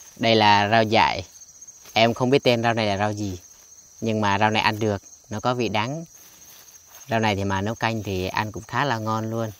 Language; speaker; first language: Vietnamese; non-native, local second language; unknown